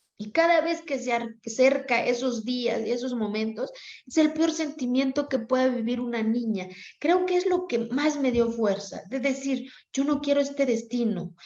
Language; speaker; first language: Spanish; non-native, local second language; Zapotec